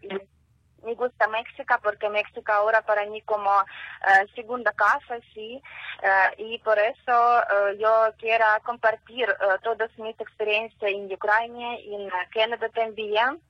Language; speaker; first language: Spanish; non-native, learner; Ukrainian